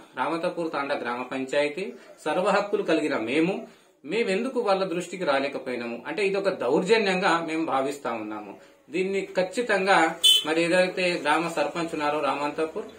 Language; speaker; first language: Telugu; non-native, local second language; Lambadi